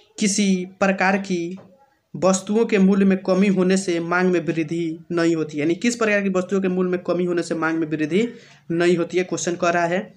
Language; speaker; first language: Hindi; native; Hindi